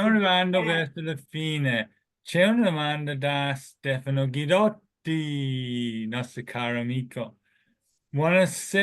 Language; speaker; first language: Italian; non-native, fluent; English